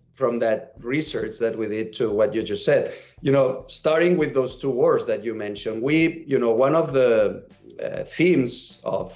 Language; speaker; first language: English; non-native, fluent; Spanish